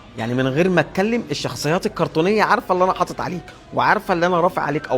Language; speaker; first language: Arabic; native; Arabic